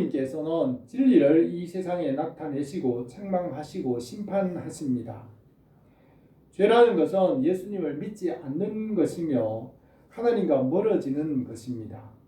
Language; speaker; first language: Korean; native; Korean